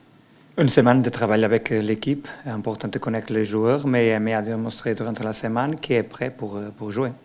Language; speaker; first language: French; non-native, learner; Portuguese